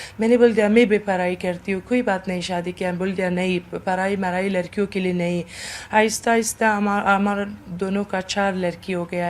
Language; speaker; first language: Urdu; non-native, learner; Persian